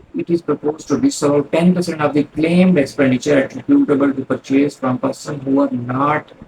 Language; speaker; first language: English; non-native, local second language; Urdu